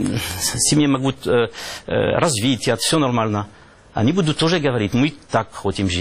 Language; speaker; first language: Russian; non-native, learner; French